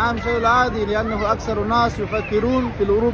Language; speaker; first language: Arabic; non-native, fluent; Pashto